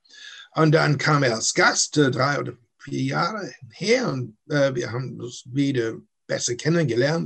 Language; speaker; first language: German; non-native, fluent; English